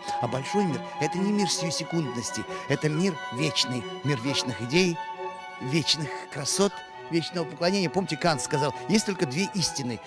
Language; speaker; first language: Russian; native; Russian